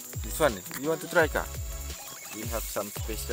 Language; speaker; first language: English; non-native, learner; Malay